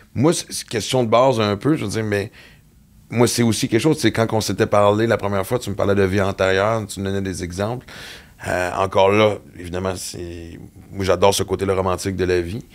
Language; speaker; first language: French; native; French